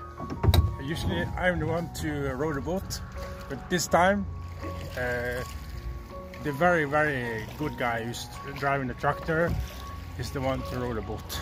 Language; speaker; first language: English; non-native, fluent; Norwegian